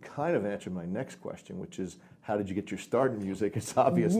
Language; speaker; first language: English; native; English